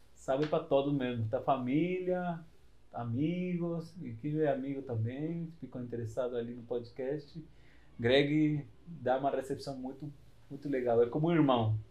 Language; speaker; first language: Portuguese; non-native, fluent; Spanish